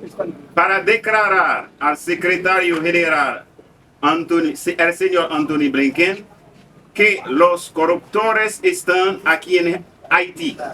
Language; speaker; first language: Spanish; non-native, learner; Haitian Creole